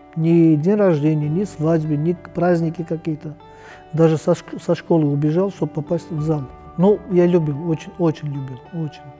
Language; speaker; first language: Russian; non-native, local second language; Armenian